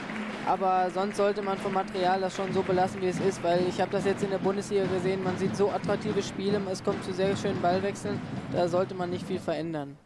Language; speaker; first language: German; native; German